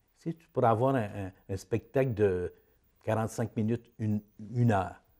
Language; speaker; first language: French; native; French